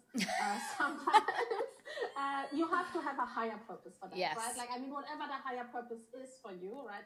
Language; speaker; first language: English; early bilingual, other home language; Polish